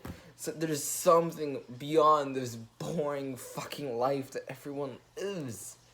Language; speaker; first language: English; native; English